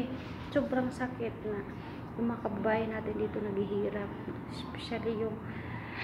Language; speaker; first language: Filipino; non-native, local second language; Cebuano